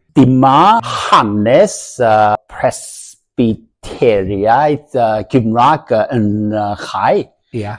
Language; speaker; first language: Welsh; non-native, learner; Cantonese